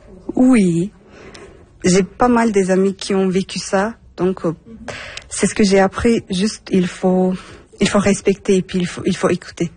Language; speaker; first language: French; non-native, fluent; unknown